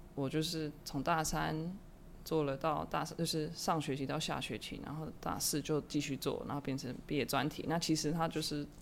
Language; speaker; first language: Chinese; non-native, fluent; German